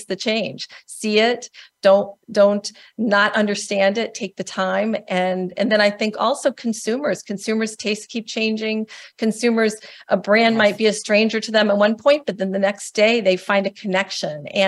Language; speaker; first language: English; native; English